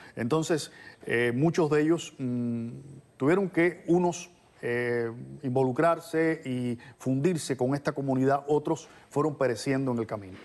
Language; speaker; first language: Spanish; native; Spanish